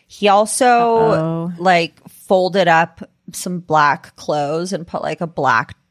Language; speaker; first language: English; native; English